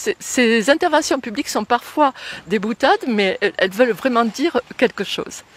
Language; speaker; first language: French; native; French